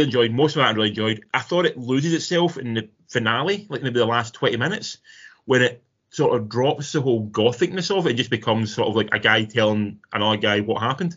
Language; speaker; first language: English; native; English